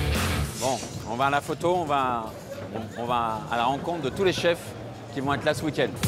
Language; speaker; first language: French; native; French